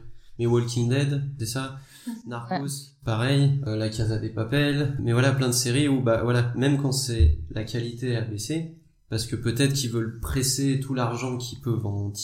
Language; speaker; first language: French; native; French